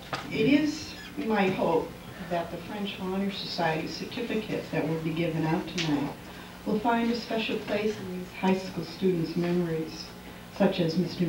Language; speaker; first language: English; native; English